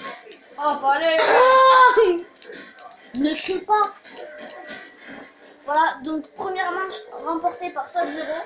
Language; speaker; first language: French; native; French